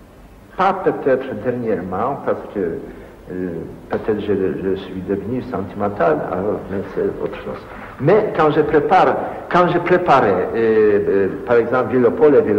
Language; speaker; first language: French; non-native, fluent; Polish